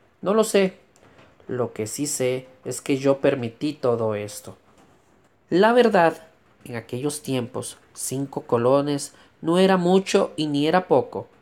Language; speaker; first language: Spanish; native; Spanish